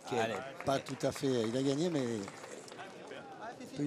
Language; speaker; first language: French; native; French